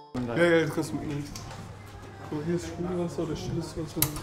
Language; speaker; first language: German; native; German